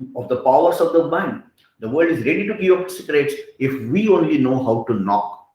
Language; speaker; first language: English; non-native, local second language; Hindi